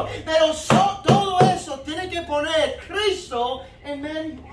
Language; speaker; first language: Spanish; non-native, fluent; English